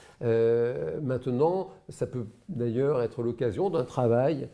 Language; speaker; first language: French; native; French